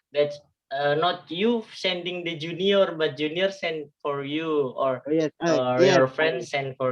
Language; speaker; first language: English; non-native, learner; Indonesian